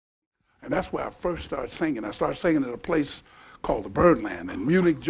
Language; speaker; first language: English; native; English